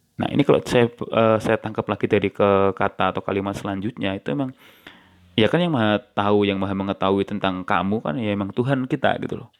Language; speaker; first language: Indonesian; non-native, local second language; Javanese